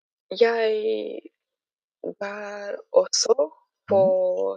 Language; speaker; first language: Norwegian; non-native, learner; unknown